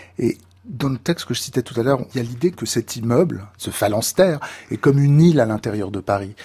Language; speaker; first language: French; native; French